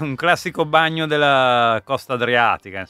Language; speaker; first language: Italian; native; Italian